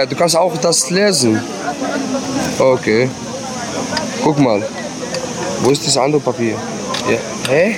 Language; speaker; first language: German; non-native, learner; Arabic